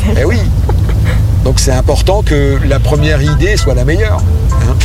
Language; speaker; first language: French; native; French